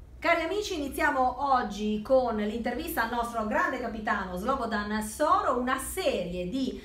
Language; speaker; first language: Italian; native; Italian